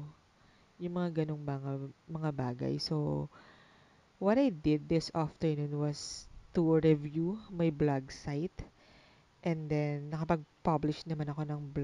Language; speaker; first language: English; non-native, local second language; Filipino